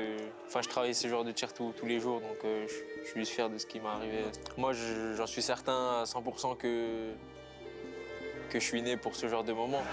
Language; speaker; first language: French; native; French